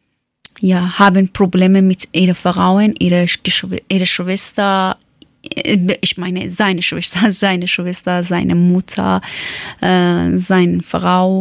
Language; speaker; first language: German; non-native, learner; Persian